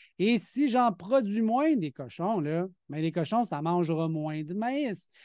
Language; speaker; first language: French; native; French